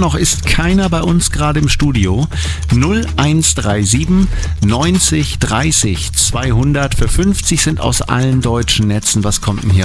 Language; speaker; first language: German; native; German